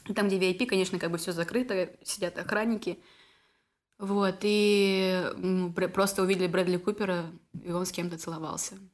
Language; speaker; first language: Russian; native; Russian